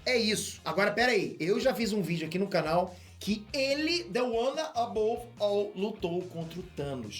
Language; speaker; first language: Portuguese; native; Portuguese